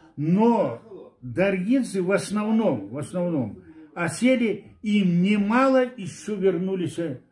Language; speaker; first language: Russian; non-native, local second language; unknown